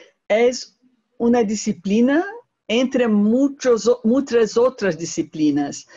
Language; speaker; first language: Spanish; non-native, fluent; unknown